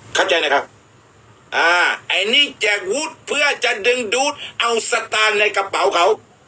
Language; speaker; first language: Thai; non-native, local second language; Malay